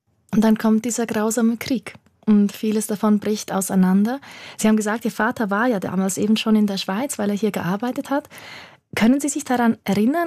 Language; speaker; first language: German; native; German